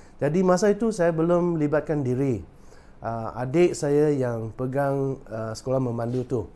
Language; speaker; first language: Malay; non-native, local second language; Chinese